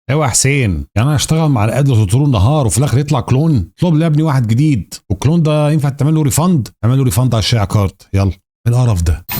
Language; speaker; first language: Arabic; native; Arabic